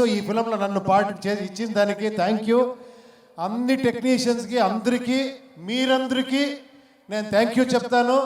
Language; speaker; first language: Telugu; non-native, fluent; Kannada